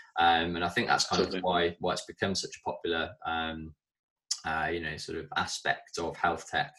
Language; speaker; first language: English; native; English